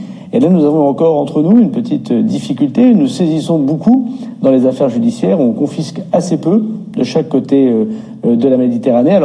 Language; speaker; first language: French; native; French